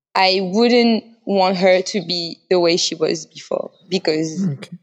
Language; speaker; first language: English; non-native, fluent; French